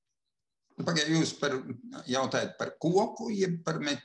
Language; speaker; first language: Latvian; native; Latvian